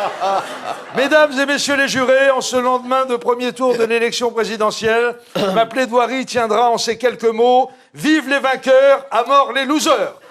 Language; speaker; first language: French; native; French